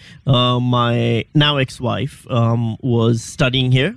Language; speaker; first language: English; non-native, local second language; Urdu